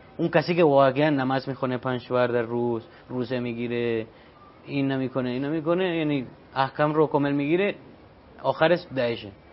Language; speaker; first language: Persian; non-native, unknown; Spanish